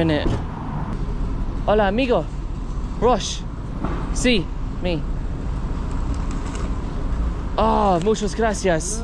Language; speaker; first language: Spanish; non-native, learner; English